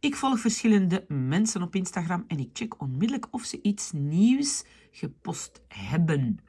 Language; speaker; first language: Dutch; non-native, fluent; French